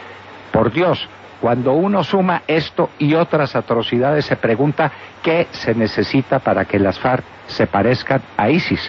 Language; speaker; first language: Spanish; native; Spanish